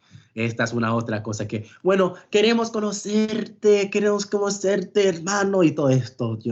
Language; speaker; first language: Spanish; non-native, fluent; English